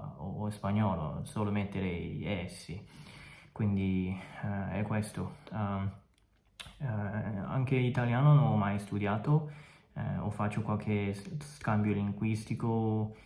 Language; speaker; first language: Italian; non-native, fluent; Chinese